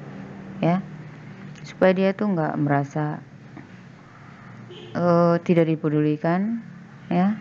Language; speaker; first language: Indonesian; native; Indonesian